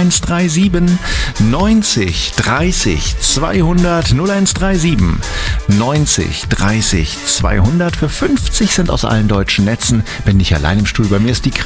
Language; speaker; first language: German; native; German